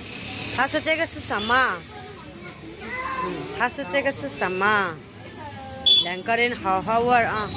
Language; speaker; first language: Chinese; non-native, learner; Nepali